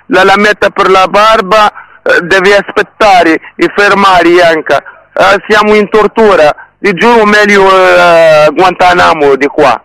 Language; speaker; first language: Italian; non-native, learner; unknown